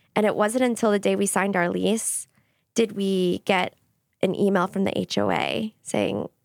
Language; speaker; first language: English; native; English